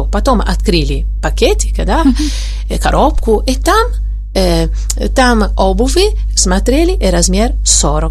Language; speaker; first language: Russian; non-native, fluent; Italian